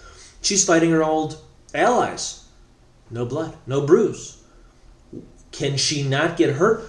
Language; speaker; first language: English; native; English